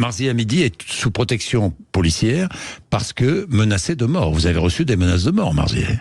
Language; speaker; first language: French; native; French